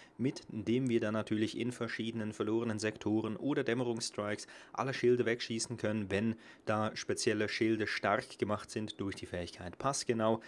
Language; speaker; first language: German; native; German